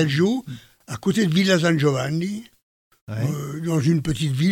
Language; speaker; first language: French; native; French